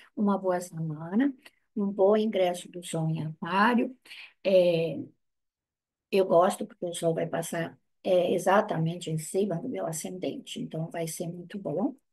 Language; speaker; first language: Portuguese; non-native, fluent; Italian